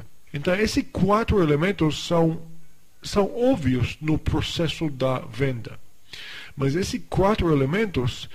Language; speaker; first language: Portuguese; non-native, fluent; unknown